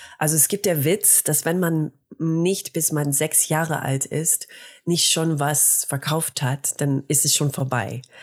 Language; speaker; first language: German; non-native, fluent; English